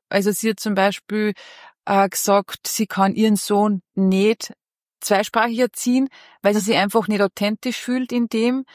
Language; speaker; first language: German; early bilingual, other home language; Bosnian